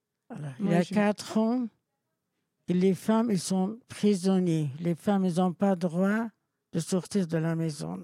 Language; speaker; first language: French; non-native, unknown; Persian